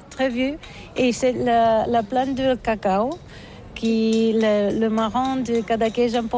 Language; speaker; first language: French; non-native, learner; Catalan